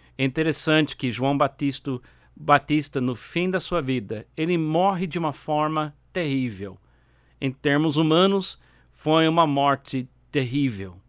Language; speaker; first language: Portuguese; non-native, fluent; English